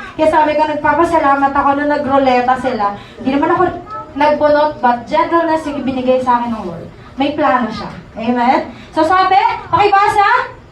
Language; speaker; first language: Filipino; native; Filipino